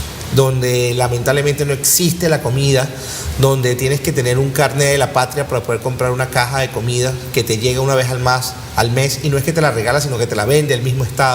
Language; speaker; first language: Spanish; native; Spanish